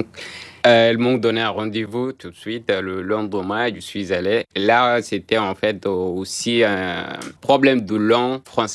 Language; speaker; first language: French; non-native, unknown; Arabic